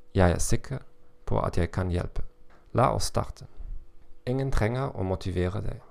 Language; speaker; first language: Norwegian; non-native, learner; German